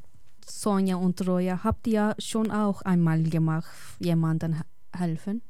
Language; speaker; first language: German; non-native, fluent; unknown